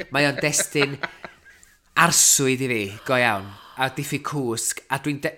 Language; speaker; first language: Welsh; native; Welsh